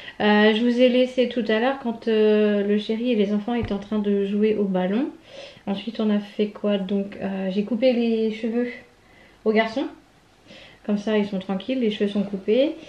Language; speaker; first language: French; native; French